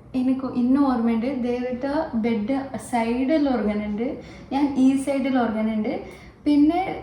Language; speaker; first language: Malayalam; native; Malayalam